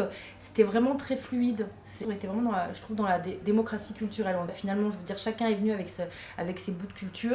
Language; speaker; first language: French; native; French